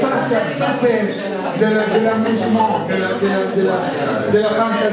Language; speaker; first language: French; non-native, learner; Italian